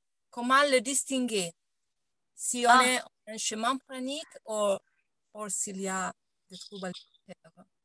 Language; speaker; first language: French; non-native, learner; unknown